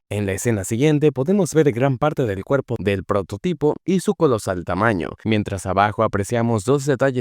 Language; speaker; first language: Spanish; native; Spanish